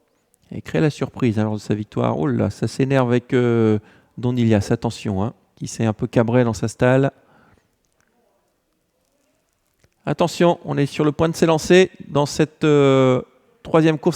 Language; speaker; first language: French; native; French